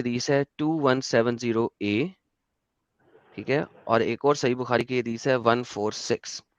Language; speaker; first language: Hindi; native; Hindi